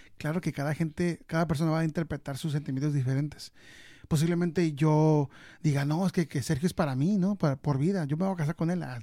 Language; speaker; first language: Spanish; early bilingual, heritage; Spanish